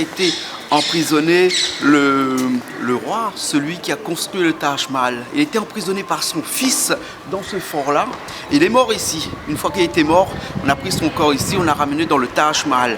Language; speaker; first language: French; native; French